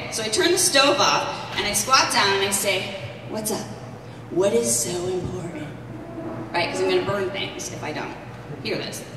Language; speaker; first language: English; native; English